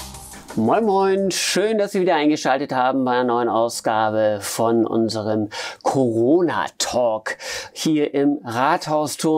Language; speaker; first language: German; native; German